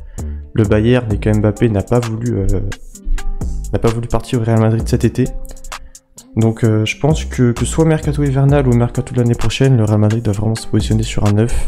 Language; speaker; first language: French; native; French